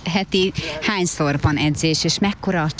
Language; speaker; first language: Hungarian; native; Hungarian